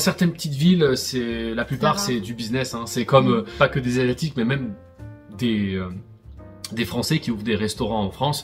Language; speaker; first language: French; native; French